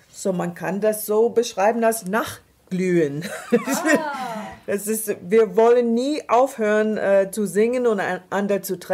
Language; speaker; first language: German; non-native, fluent; English